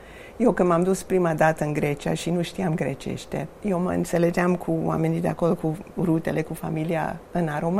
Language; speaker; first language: Romanian; non-native, fluent; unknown